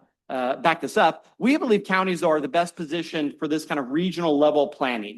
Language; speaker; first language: English; native; English